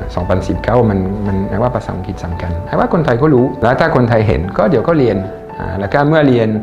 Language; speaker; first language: Thai; non-native, fluent; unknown